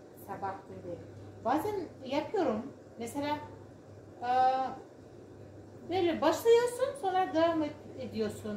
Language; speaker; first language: Turkish; non-native, fluent; Russian